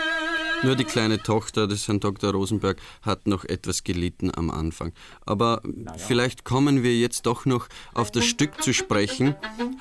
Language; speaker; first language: German; native; German